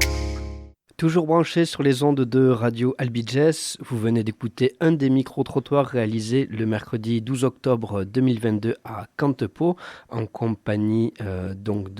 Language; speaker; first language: French; native; French